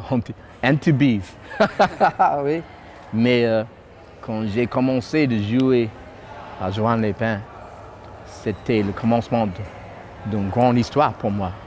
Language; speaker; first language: French; non-native, fluent; English